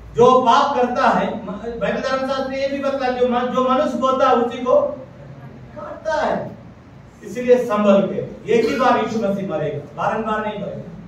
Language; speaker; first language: Hindi; non-native, local second language; Malayalam